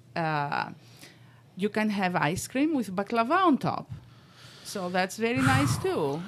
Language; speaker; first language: English; non-native, fluent; Greek